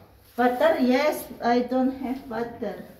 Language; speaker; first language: English; non-native, learner; Indonesian